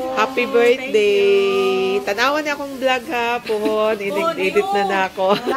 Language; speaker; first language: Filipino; non-native, local second language; Cebuano